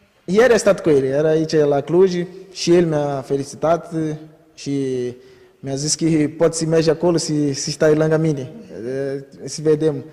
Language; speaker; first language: Romanian; non-native, learner; Portuguese